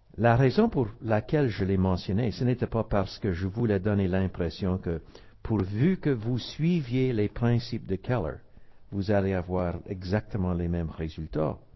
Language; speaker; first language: French; non-native, local second language; English